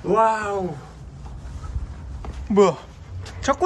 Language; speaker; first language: Korean; native; Korean